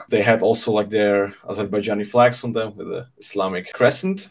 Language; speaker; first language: English; non-native, fluent; Czech